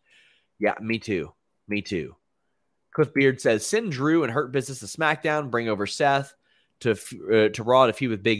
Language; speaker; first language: English; native; English